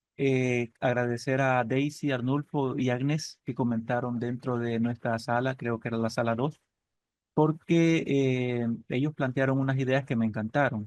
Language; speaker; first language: Spanish; native; Spanish